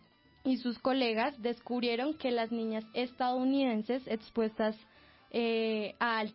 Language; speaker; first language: Spanish; native; Spanish